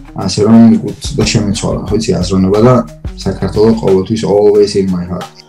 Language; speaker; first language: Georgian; early bilingual, heritage; German